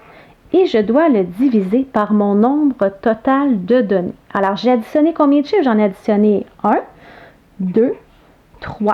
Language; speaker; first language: French; native; French